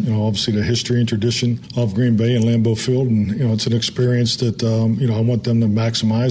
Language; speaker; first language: English; native; English